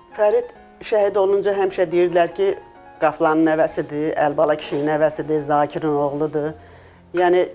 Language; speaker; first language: Azerbaijani; non-native, local second language; Lezghian